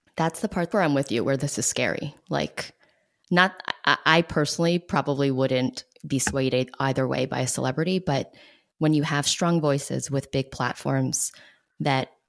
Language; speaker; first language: English; native; English